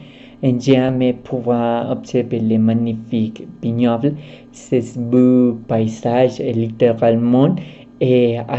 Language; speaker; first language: French; non-native, learner; Spanish